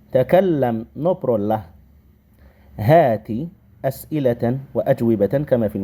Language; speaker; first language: Arabic; non-native, fluent; Indonesian